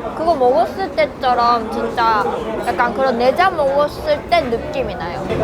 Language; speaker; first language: Korean; non-native, fluent; Japanese